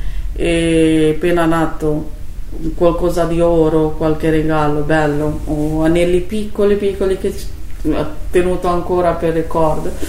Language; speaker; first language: Italian; non-native, learner; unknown